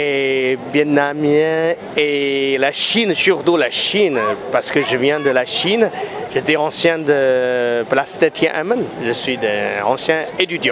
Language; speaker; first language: French; non-native, fluent; Chinese